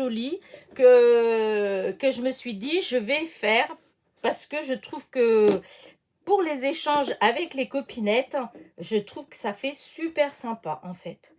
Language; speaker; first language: French; native; French